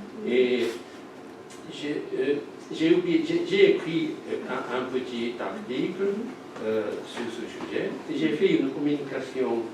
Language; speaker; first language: French; non-native, fluent; Japanese